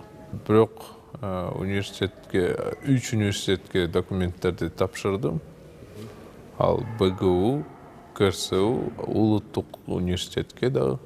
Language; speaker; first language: Kyrgyz; non-native, local second language; Russian